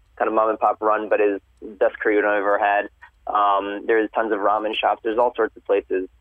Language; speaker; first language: English; native; English